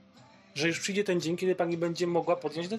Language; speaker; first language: Polish; native; Polish